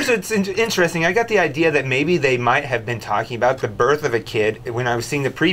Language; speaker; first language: English; native; English